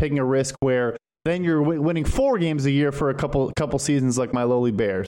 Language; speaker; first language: English; native; English